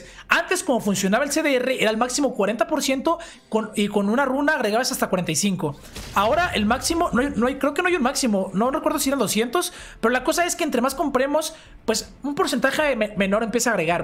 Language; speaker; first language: Spanish; native; Spanish